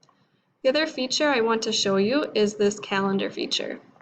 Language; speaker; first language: English; native; English